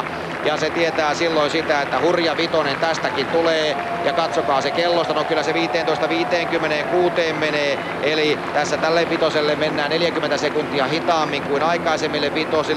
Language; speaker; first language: Finnish; native; Finnish